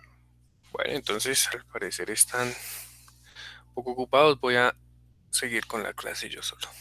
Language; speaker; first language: Spanish; native; Spanish